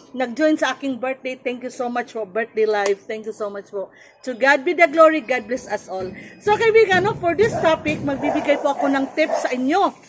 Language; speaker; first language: Filipino; non-native, local second language; Cebuano